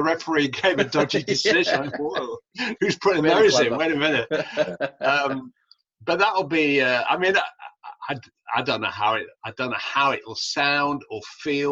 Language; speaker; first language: English; native; English